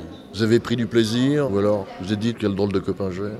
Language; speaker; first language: French; native; French